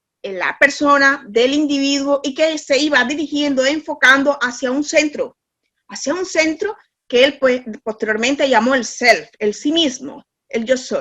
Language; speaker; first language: Spanish; native; Spanish